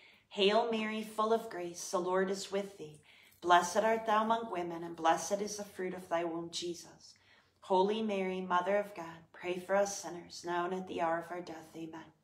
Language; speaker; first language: English; native; English